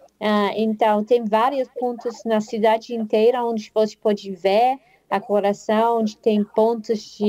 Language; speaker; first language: Portuguese; non-native, fluent; English